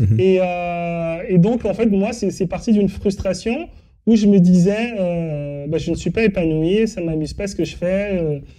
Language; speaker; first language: French; early bilingual, other home language; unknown